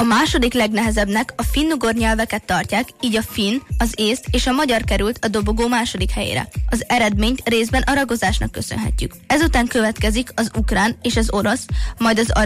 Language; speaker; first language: Hungarian; native; Hungarian